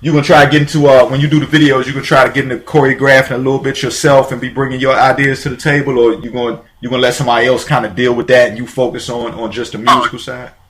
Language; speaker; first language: English; native; English